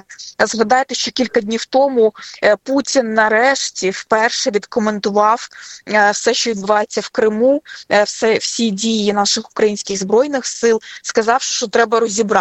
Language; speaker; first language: Ukrainian; native; Ukrainian